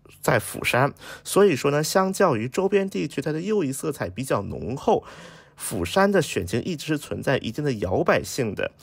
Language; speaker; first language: Chinese; native; Chinese